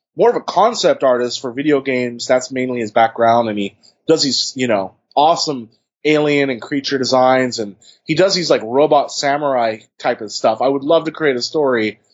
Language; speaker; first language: English; native; English